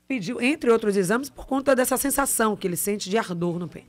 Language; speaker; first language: Portuguese; native; Portuguese